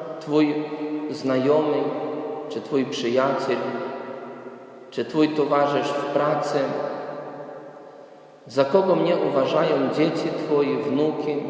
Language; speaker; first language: Polish; non-native, fluent; Ukrainian